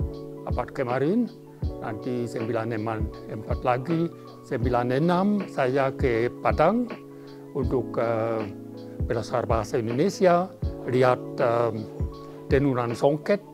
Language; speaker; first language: Indonesian; non-native, fluent; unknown